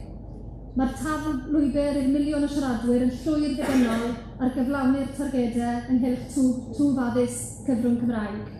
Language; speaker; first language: Welsh; native; Welsh